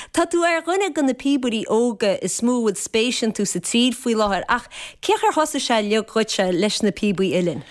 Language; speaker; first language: Irish; native; Irish